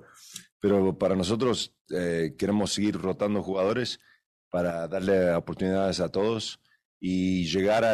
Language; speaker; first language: Spanish; early bilingual, heritage; Spanish